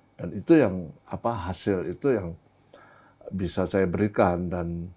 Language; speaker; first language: Indonesian; native; Indonesian